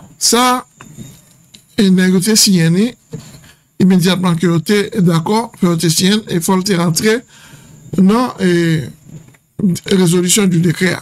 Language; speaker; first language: French; non-native, local second language; Haitian Creole